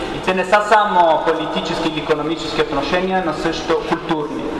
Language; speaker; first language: Bulgarian; non-native, learner; Italian